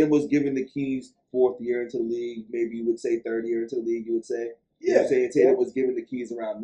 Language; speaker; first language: English; native; English